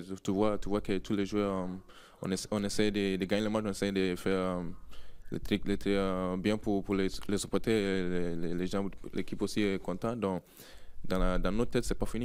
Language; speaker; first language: French; non-native, learner; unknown